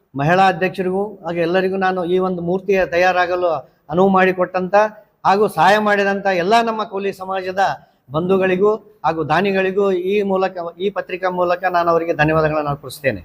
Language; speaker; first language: Kannada; native; Kannada